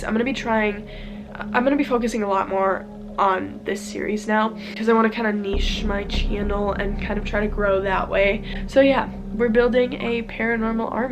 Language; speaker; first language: English; native; English